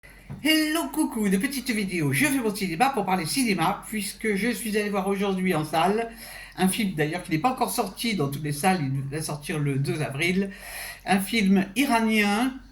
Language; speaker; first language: French; native; French